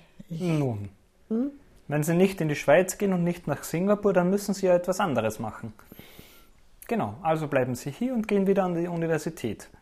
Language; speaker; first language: German; native; German